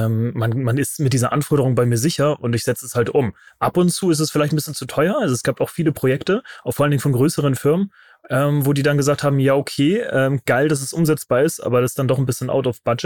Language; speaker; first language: German; native; German